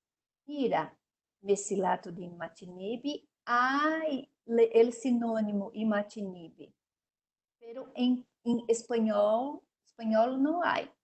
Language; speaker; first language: Spanish; non-native, learner; Portuguese